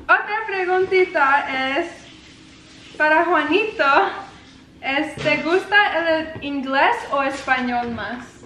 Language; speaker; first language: Spanish; early bilingual, heritage; Spanish